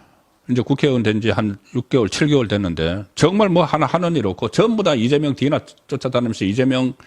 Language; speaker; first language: Korean; native; Korean